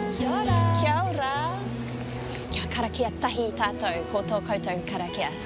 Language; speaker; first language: Māori; non-native, local second language; English